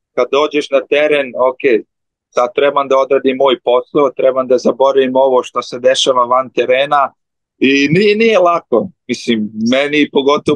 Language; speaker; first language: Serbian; early bilingual, heritage; Slovenian